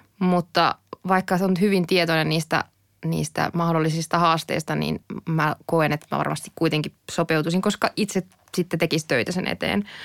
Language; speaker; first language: Finnish; native; Finnish